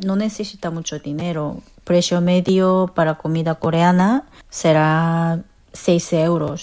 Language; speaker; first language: Spanish; non-native, fluent; Korean